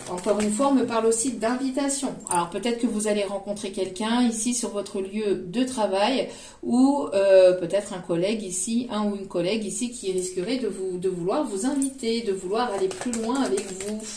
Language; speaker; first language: French; native; French